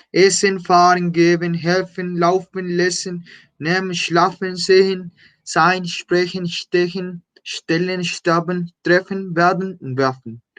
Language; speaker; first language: German; non-native, fluent; Spanish